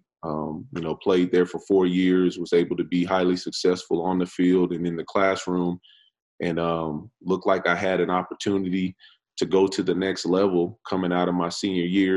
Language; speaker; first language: English; native; English